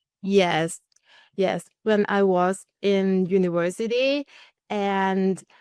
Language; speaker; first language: English; non-native, learner; Thai